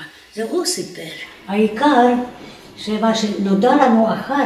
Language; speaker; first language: Hebrew; non-native, fluent; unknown